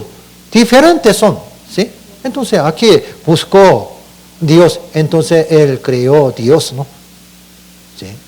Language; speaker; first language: Spanish; non-native, learner; Korean